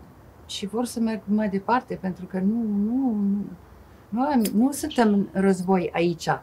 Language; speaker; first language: Romanian; non-native, fluent; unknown